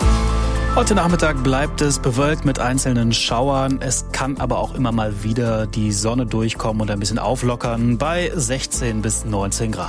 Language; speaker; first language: German; native; German